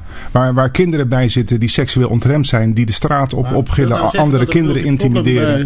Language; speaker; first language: Dutch; native; Dutch